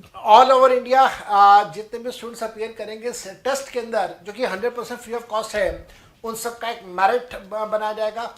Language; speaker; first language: Hindi; non-native, local second language; Punjabi